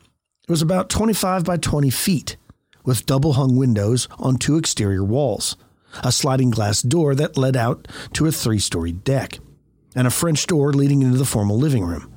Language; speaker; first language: English; native; English